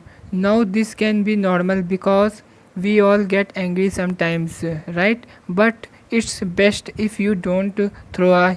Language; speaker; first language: English; non-native, local second language; Hindi